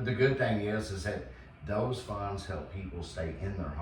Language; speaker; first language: English; native; English